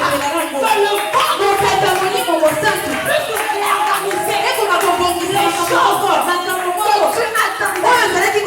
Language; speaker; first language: French; non-native, local second language; Lingala